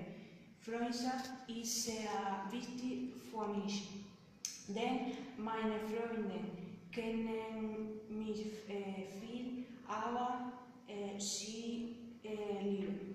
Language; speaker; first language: German; non-native, learner; Spanish